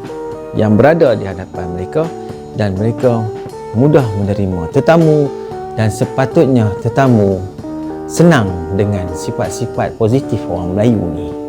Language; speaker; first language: Malay; native; Malay